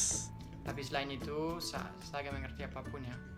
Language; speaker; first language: Indonesian; non-native, fluent; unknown